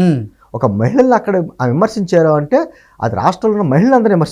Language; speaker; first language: Telugu; native; Telugu